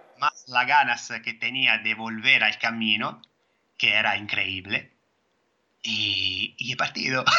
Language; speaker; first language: Spanish; non-native, fluent; Italian